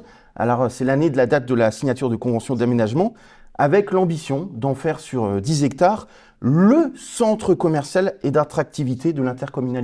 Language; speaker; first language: French; native; French